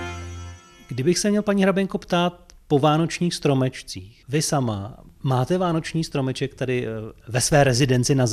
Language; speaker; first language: Czech; native; Czech